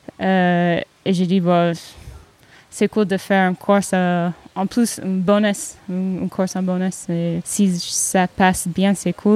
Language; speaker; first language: French; non-native, learner; English